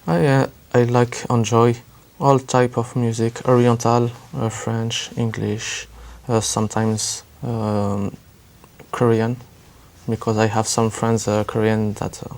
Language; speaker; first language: English; non-native, learner; French